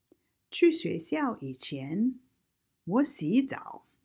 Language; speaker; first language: Chinese; non-native, fluent; English